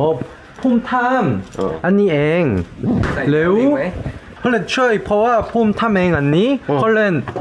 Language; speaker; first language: Thai; non-native, learner; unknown